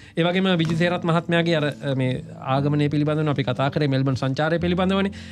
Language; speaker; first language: Sinhala; native; Sinhala